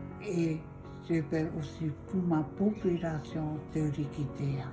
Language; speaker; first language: French; non-native, local second language; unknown